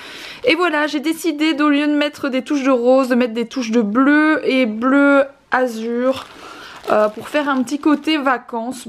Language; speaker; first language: French; native; French